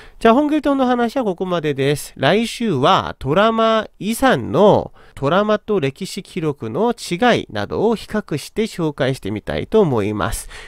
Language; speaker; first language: Japanese; non-native, fluent; Korean